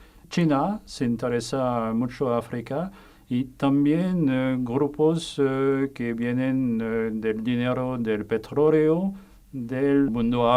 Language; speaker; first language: Spanish; non-native, fluent; French